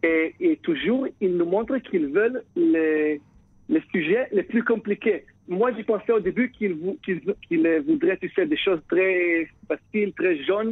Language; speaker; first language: French; non-native, fluent; Hebrew